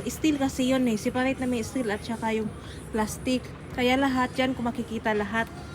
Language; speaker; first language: Filipino; non-native, local second language; Waray